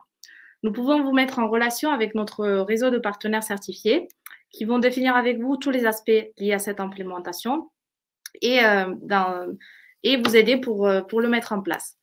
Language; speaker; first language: French; native; French